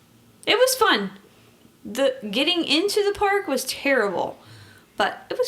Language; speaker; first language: English; native; English